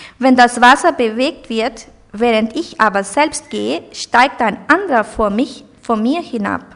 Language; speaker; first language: German; early bilingual, heritage; German